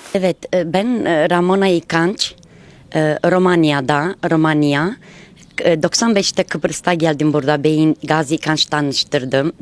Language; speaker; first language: Turkish; non-native, learner; Romanian